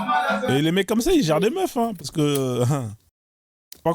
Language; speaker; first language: French; native; French